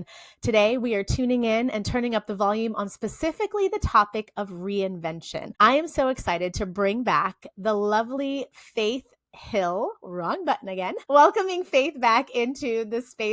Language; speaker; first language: English; native; English